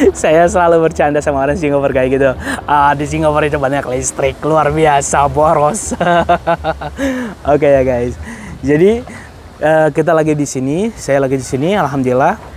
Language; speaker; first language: Indonesian; non-native, fluent; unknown